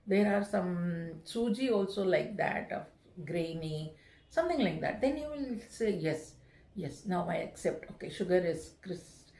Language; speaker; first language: English; non-native, local second language; Kannada